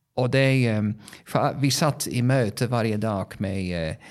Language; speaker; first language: Swedish; non-native, fluent; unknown